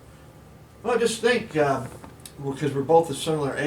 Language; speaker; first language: English; native; English